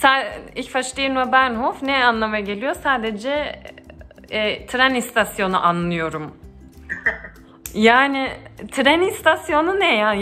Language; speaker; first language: Turkish; early bilingual, heritage; Turkish